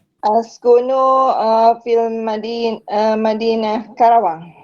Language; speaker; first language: Arabic; non-native, learner; Indonesian